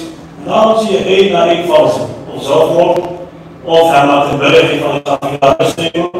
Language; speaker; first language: Dutch; non-native, learner; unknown